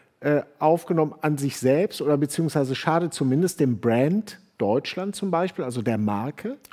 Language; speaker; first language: German; native; German